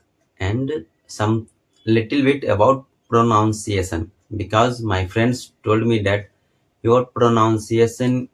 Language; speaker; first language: English; non-native, learner; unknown